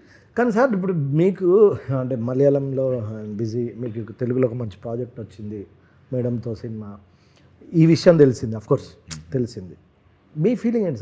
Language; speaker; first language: Telugu; native; Telugu